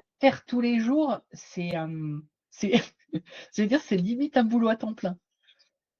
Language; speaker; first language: French; native; French